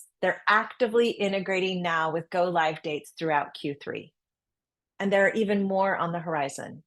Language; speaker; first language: English; native; English